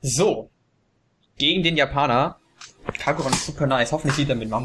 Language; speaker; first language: German; native; German